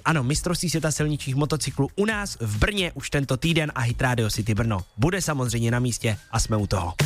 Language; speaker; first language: Czech; native; Czech